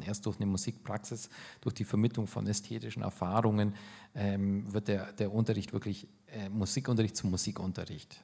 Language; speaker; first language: German; native; German